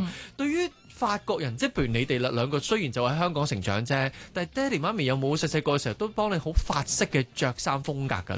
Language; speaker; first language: Cantonese; native; Cantonese